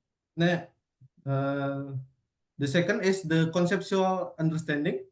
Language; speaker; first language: English; non-native, learner; Indonesian